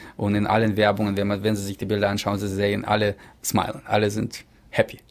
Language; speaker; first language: German; early bilingual, heritage; German